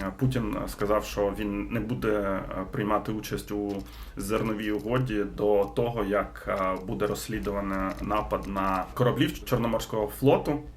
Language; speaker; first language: Ukrainian; non-native, local second language; Russian